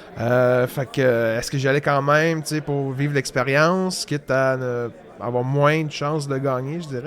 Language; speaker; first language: French; native; French